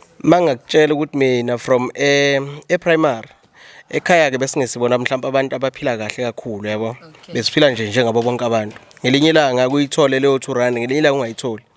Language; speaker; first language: Zulu; native; Zulu